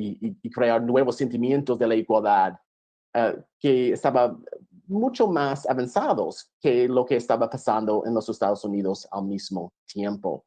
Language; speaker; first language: Spanish; non-native, fluent; English